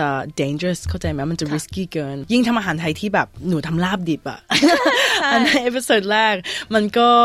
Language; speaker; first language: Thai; early bilingual, heritage; Thai